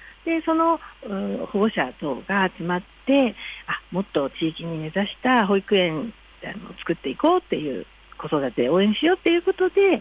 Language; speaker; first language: Japanese; native; Japanese